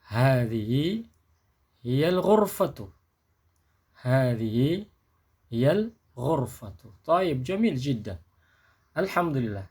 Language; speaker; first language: Arabic; non-native, fluent; Indonesian